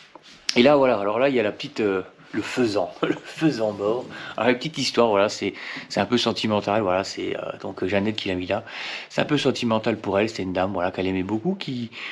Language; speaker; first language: French; native; French